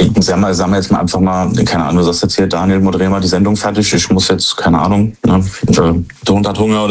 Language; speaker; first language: German; native; German